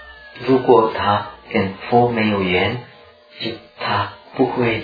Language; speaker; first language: Chinese; non-native, fluent; Czech